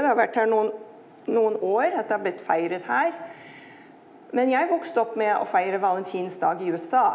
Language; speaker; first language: Norwegian; non-native, fluent; English